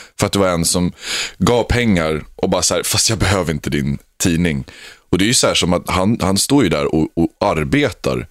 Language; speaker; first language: Swedish; native; Swedish